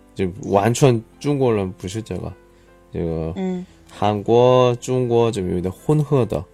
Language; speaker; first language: Chinese; non-native, learner; Korean